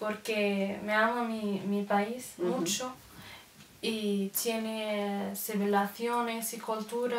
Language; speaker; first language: Spanish; non-native, learner; Arabic